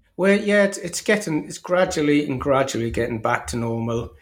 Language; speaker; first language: English; native; English